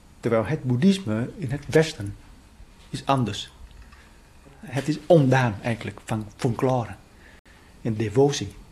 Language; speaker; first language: Dutch; non-native, fluent; Vietnamese